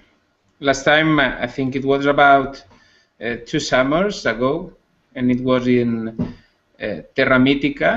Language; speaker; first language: English; non-native, learner; Spanish